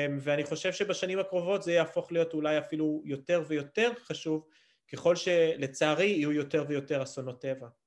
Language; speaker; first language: Hebrew; early bilingual, other home language; English